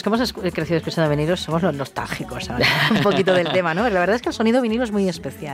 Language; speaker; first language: Spanish; native; Spanish